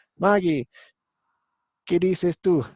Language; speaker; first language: Spanish; non-native, fluent; English